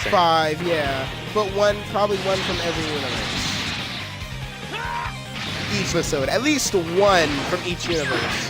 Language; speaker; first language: English; native; English